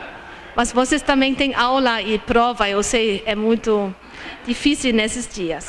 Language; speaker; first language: Portuguese; non-native, fluent; German